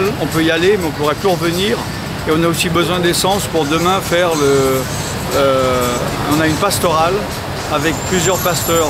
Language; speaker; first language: French; native; French